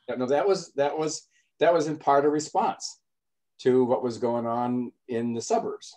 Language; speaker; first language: English; native; English